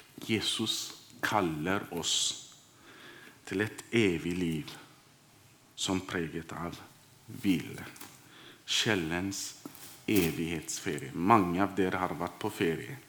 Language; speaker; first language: Norwegian; non-native, fluent; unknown